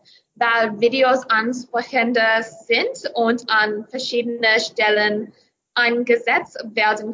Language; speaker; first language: German; non-native, learner; English